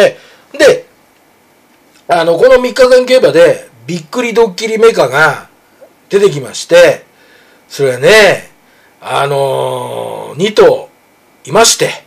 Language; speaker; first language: Japanese; native; Japanese